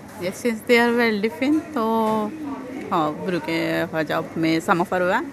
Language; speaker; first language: Norwegian; non-native, learner; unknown